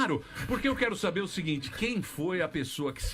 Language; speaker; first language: Portuguese; native; Portuguese